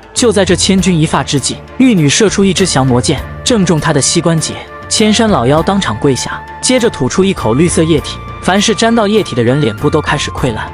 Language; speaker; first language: Chinese; native; Chinese